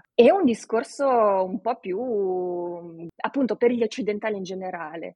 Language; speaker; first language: Italian; early bilingual, other home language; Romanian